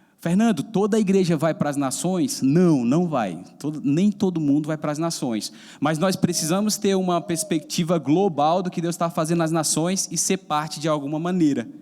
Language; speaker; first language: Portuguese; native; Portuguese